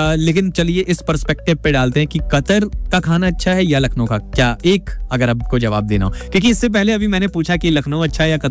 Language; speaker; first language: Hindi; native; Hindi